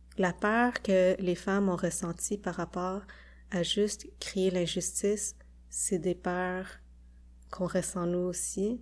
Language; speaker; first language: French; early bilingual, other home language; Khmer